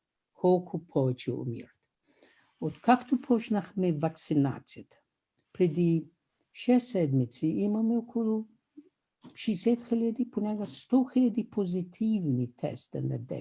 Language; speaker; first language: Bulgarian; non-native, fluent; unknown